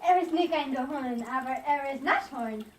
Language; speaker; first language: German; non-native, learner; English